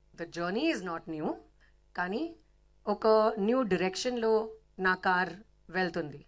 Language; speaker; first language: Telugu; non-native, local second language; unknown